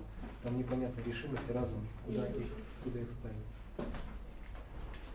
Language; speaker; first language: Russian; native; Russian